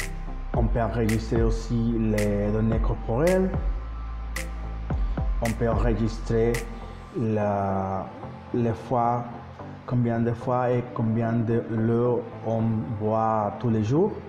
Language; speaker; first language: French; non-native, learner; Spanish